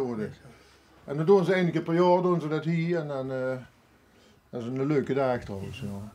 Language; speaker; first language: Dutch; native; Dutch